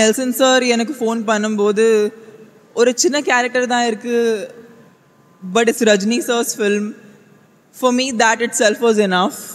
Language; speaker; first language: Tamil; non-native, fluent; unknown